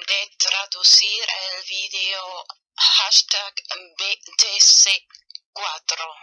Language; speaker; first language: Spanish; non-native, fluent; German